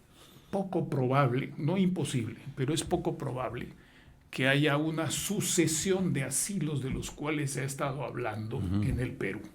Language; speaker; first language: Spanish; native; Spanish